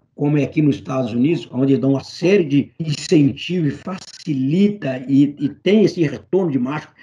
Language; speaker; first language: Portuguese; native; Portuguese